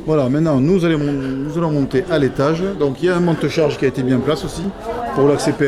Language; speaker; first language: French; native; French